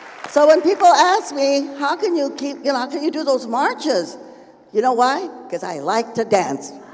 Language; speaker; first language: English; early bilingual, other home language; Spanish